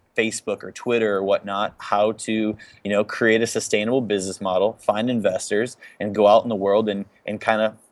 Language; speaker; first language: English; native; English